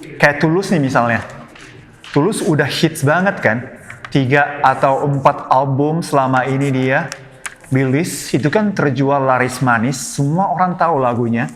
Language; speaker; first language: Indonesian; non-native, fluent; Japanese